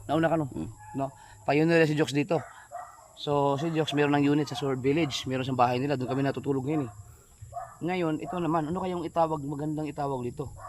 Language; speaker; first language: Filipino; non-native, local second language; Cebuano